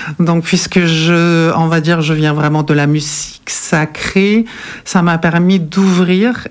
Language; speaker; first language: French; non-native, fluent; German